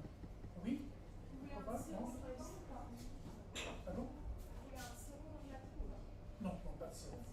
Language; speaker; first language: French; non-native, learner; German